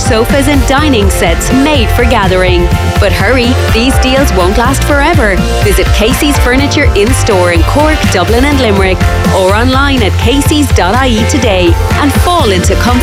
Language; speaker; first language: English; native; English